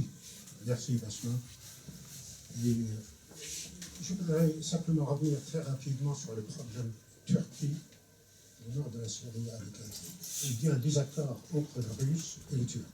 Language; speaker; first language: French; non-native, fluent; Arabic